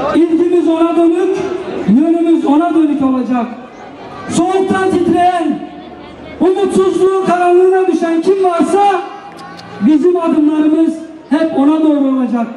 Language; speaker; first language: Turkish; native; Turkish